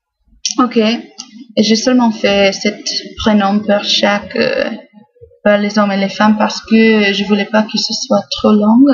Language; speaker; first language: French; non-native, fluent; English